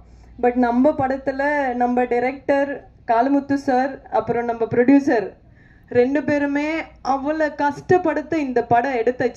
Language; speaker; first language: Tamil; non-native, fluent; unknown